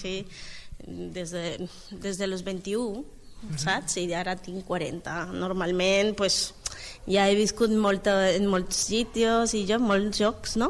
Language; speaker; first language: Catalan; non-native, learner; Spanish